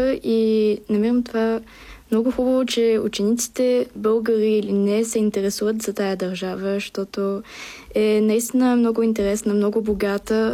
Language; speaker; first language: Bulgarian; early bilingual, heritage; Bulgarian